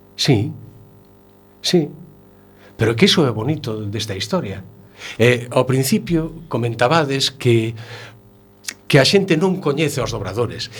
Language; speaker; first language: Galician; native; Galician